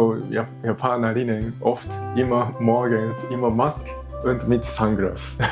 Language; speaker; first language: German; non-native, fluent; Japanese